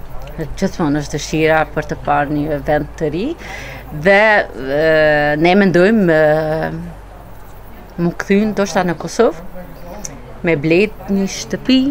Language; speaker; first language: Albanian; early bilingual, heritage; Albanian